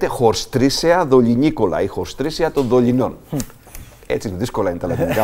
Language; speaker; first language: Greek; native; Greek